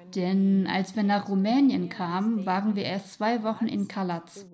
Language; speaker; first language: German; non-native, fluent; Ukrainian